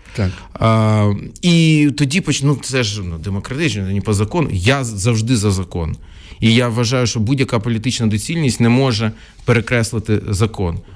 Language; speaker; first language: Ukrainian; non-native, local second language; Russian